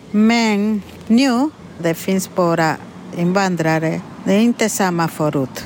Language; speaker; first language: Swedish; non-native, learner; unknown